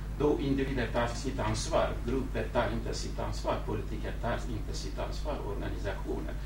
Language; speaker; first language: Swedish; non-native, fluent; Kurdish